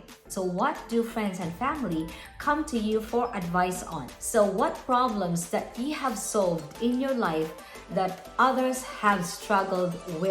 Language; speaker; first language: English; non-native, local second language; Filipino